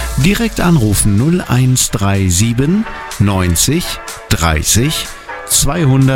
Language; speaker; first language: German; native; German